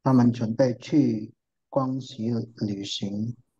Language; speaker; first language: Chinese; non-native, learner; Indonesian